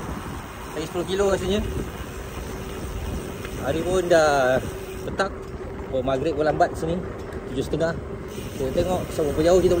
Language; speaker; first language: Malay; native; Malay